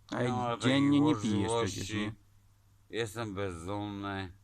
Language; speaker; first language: Polish; native; Polish